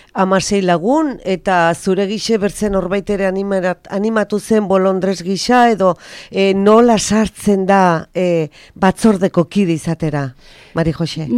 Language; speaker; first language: Basque; native; Basque